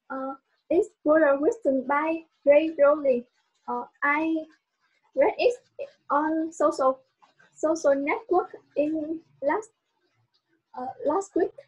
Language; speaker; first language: English; non-native, learner; Vietnamese